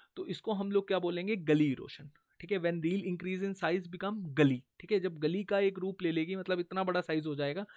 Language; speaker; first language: Hindi; native; Hindi